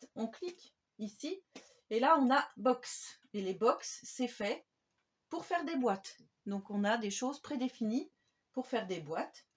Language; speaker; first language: French; native; French